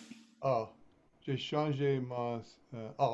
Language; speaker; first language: French; non-native, fluent; English